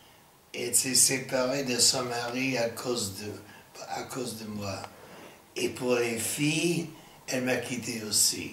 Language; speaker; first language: French; non-native, fluent; English